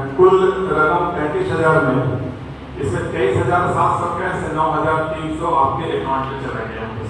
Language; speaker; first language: Urdu; native; Urdu